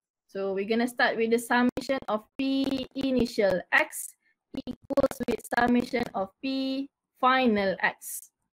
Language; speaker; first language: English; non-native, local second language; Malay